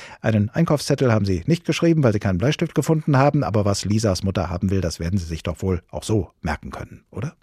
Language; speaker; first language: German; native; German